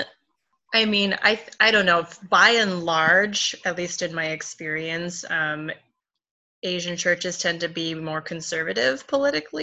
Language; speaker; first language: English; native; English